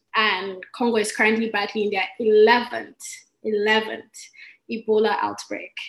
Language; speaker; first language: English; non-native, local second language; Igbo